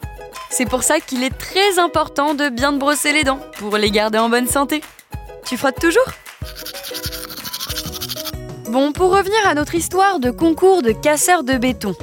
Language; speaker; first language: French; native; French